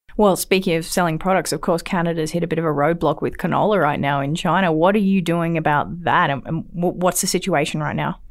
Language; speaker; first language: English; native; English